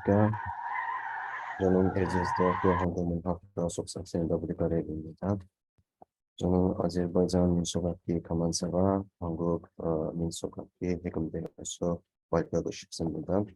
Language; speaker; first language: Korean; non-native, fluent; Azerbaijani